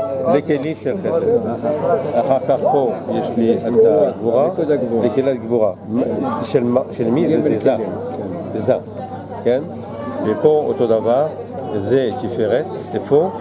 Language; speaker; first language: Hebrew; non-native, fluent; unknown